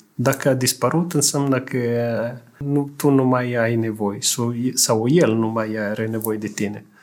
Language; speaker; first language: Romanian; non-native, fluent; Italian